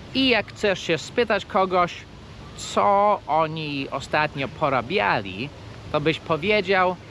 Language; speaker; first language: Polish; non-native, fluent; English